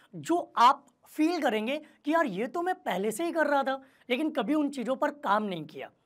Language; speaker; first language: Hindi; native; Hindi